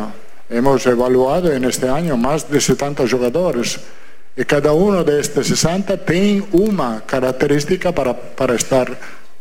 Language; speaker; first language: Portuguese; non-native, fluent; Italian